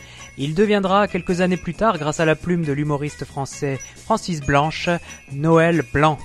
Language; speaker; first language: French; native; French